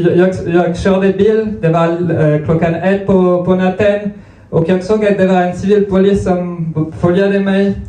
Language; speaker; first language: Swedish; non-native, fluent; French